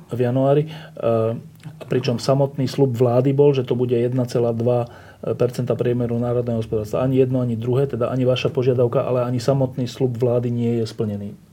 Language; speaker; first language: Slovak; native; Slovak